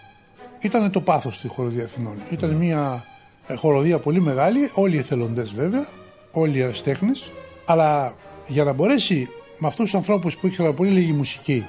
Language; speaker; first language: Greek; native; Greek